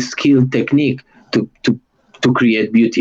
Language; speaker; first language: English; non-native, fluent; Spanish